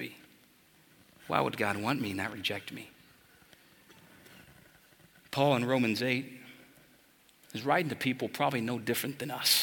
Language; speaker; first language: English; native; English